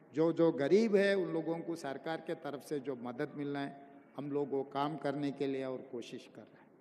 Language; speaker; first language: Hindi; non-native, local second language; Telugu